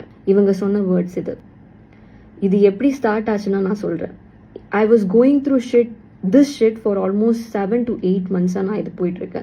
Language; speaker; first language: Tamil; non-native, local second language; Malayalam